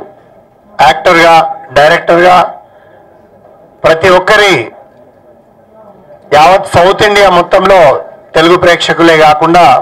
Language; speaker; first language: Telugu; native; Telugu